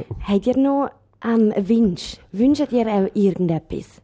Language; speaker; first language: German; native; German